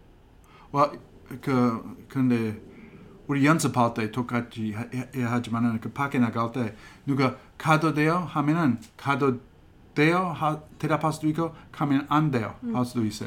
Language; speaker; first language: Korean; non-native, fluent; English